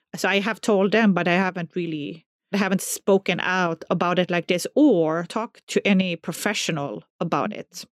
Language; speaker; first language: English; non-native, fluent; Swedish